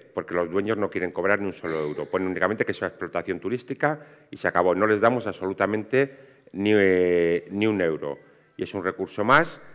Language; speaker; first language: Spanish; native; Spanish